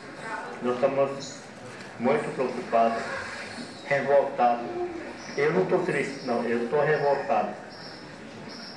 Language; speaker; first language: Portuguese; non-native, local second language; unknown